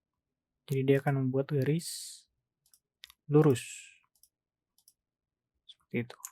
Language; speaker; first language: Indonesian; native; Indonesian